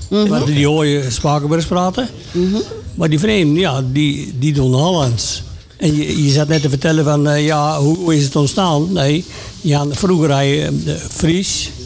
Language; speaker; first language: Dutch; native; Dutch